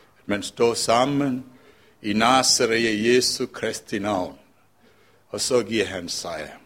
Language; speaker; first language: Danish; non-native, fluent; Sinhala